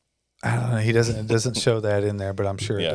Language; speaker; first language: English; native; English